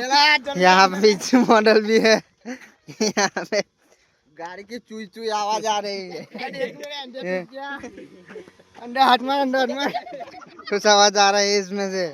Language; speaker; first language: Hindi; non-native, local second language; Gujarati